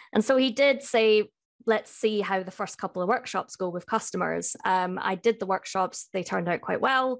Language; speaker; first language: English; native; English